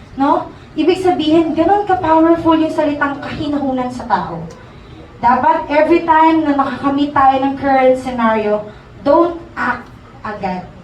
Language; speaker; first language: Filipino; native; Filipino